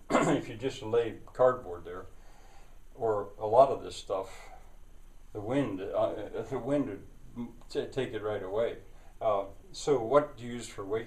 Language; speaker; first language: English; native; English